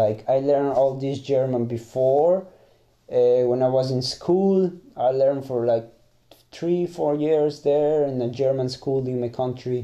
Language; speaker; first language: English; non-native, fluent; Spanish